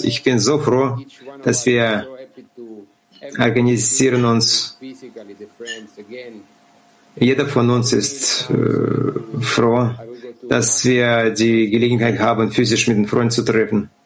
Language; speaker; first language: German; non-native, fluent; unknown